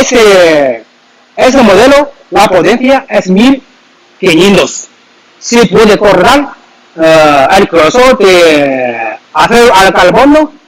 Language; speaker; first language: Spanish; non-native, learner; Chinese